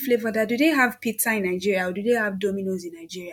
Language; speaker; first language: English; non-native, local second language; Yoruba